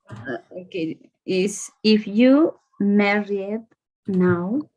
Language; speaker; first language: English; non-native, learner; Spanish